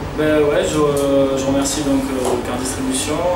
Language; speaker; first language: French; native; French